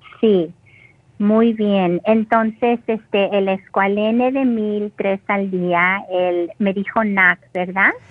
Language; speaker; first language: Spanish; early bilingual, heritage; Spanish